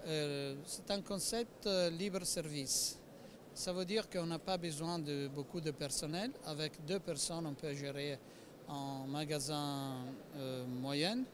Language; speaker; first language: French; non-native, fluent; Italian